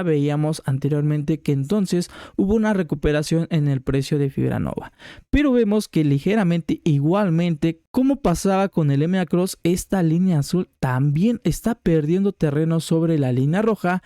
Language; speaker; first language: Spanish; native; Spanish